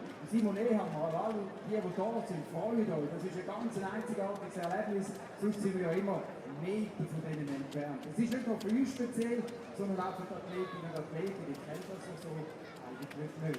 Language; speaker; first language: German; native; German